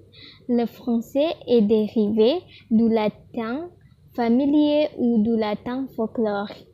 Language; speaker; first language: French; non-native, learner; Indonesian